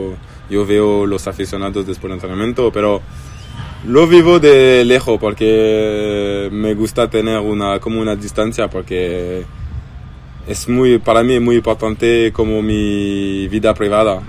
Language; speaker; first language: Spanish; non-native, learner; French